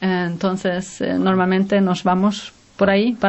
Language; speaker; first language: Spanish; non-native, fluent; Swedish